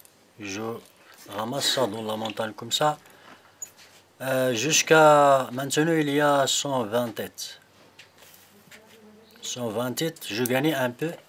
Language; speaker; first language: French; non-native, learner; Berber languages